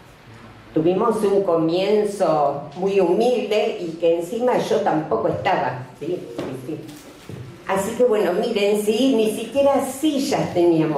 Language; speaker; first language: Spanish; native; Spanish